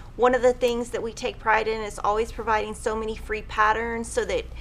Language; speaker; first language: English; native; English